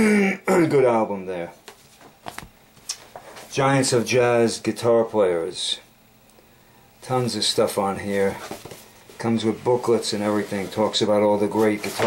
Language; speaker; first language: English; native; English